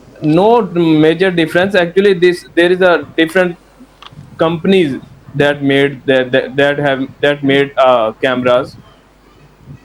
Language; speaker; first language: English; non-native, learner; Hindi